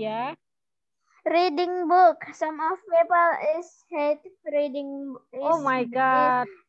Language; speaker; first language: English; non-native, learner; Indonesian